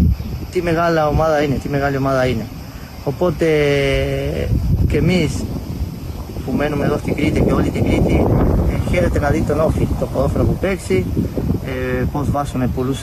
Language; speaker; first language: Greek; non-native, fluent; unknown